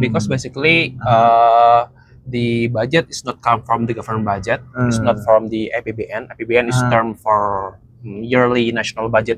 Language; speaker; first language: English; non-native, fluent; Indonesian